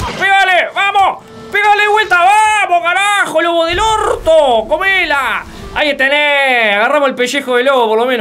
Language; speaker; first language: Spanish; native; Spanish